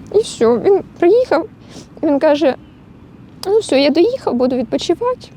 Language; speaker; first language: Ukrainian; native; Ukrainian